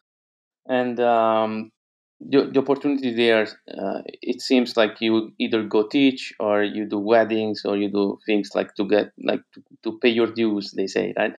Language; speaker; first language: English; non-native, fluent; Italian